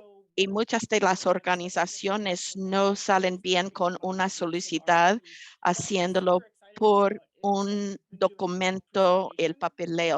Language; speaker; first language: Spanish; non-native, fluent; English